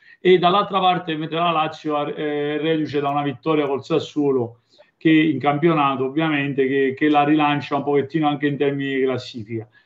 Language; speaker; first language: Italian; native; Italian